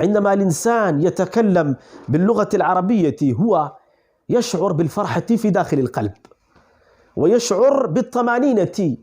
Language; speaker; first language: Arabic; non-native, fluent; Urdu